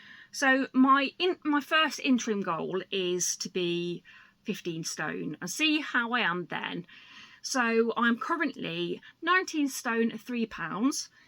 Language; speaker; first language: English; native; English